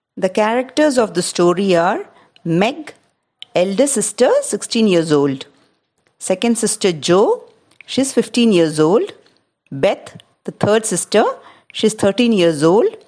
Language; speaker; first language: English; non-native, local second language; Malayalam